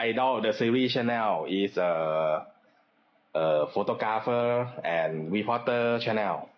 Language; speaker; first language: English; non-native, learner; Thai